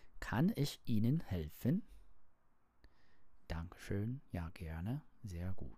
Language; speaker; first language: German; non-native, learner; English